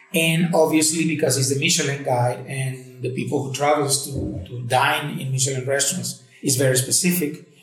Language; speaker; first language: English; native; English